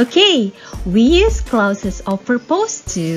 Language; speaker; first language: English; non-native, fluent; Indonesian